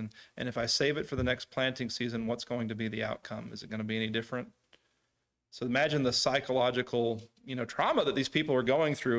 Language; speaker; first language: English; native; English